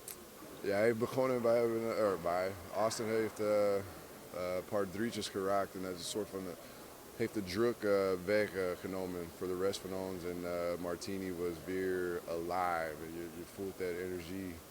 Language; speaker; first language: Dutch; non-native, fluent; English